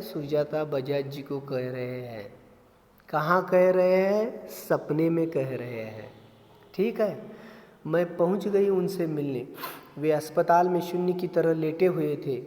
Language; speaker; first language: Hindi; non-native, local second language; Marathi